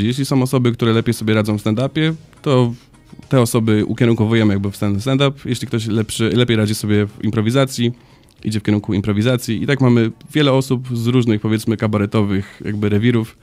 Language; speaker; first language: Polish; native; Polish